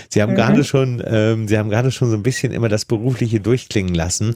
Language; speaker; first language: German; native; German